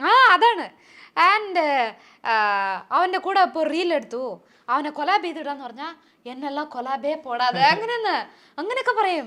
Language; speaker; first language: Malayalam; non-native, local second language; Tamil